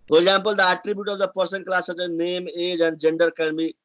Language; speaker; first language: English; non-native, local second language; Nepali